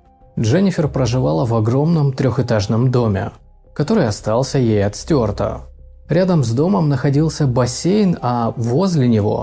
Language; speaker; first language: Russian; native; Russian